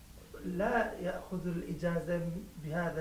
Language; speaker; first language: Arabic; non-native, learner; Turkish